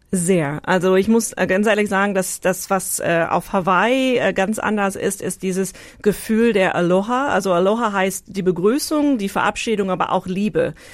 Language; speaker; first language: German; non-native, fluent; English